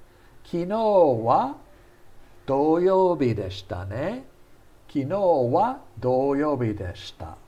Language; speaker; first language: Japanese; non-native, fluent; English